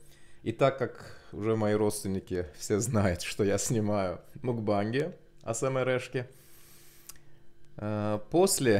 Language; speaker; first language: Russian; non-native, local second language; Azerbaijani